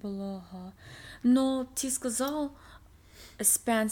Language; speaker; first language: Russian; non-native, learner; English